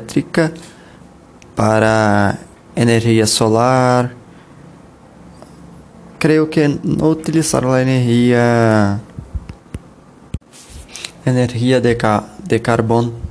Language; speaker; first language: Spanish; non-native, learner; Portuguese